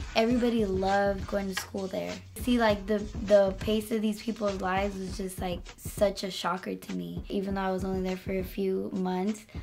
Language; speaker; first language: English; early bilingual, other home language; Spanish